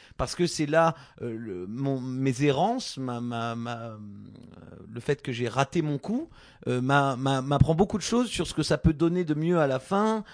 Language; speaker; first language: French; native; French